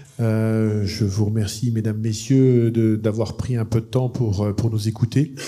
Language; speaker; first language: French; native; French